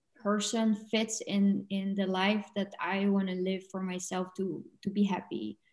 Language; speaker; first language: English; non-native, fluent; Dutch